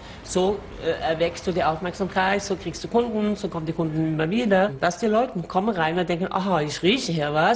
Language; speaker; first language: German; non-native, fluent; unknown